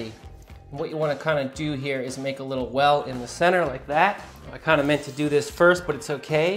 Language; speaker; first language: English; native; English